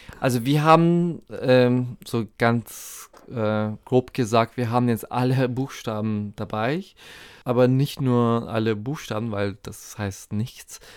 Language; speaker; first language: German; non-native, fluent; Turkish